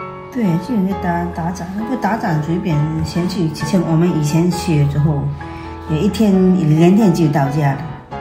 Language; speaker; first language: Chinese; native; Chinese